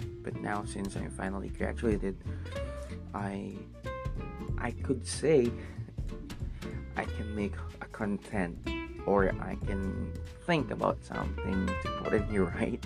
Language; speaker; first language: English; non-native, local second language; Filipino